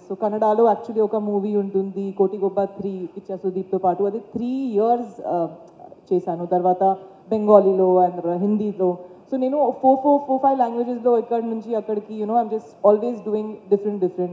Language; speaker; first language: Telugu; non-native, fluent; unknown